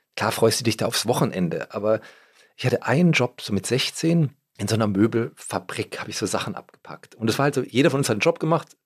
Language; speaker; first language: German; native; German